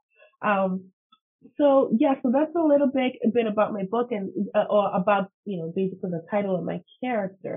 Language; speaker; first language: English; non-native, local second language; Igbo